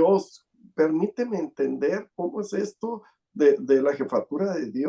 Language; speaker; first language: Spanish; native; Spanish